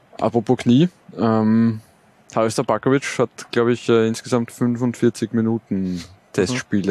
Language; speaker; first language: German; native; German